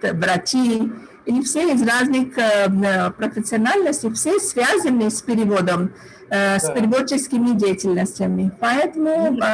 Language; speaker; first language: Russian; non-native, fluent; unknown